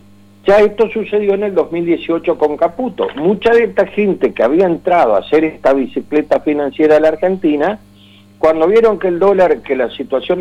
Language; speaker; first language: Spanish; native; Spanish